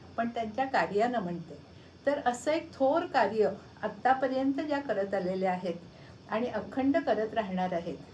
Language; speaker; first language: Marathi; native; Marathi